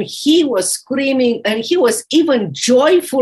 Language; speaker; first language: English; non-native, fluent; Romanian